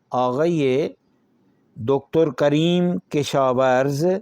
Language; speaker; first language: Persian; non-native, fluent; Urdu